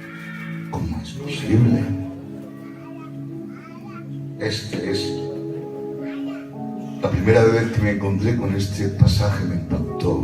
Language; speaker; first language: Spanish; native; Spanish